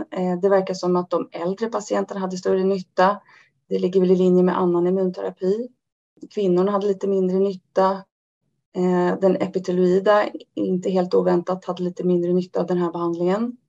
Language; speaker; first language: Swedish; native; Swedish